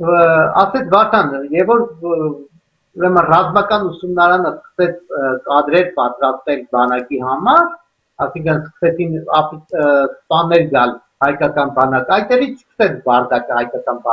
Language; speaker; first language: Armenian; native; Armenian